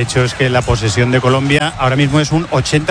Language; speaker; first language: Spanish; native; Spanish